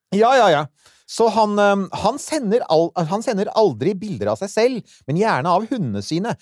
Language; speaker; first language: Norwegian; native; Norwegian